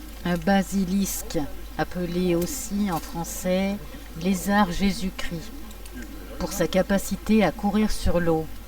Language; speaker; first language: French; native; French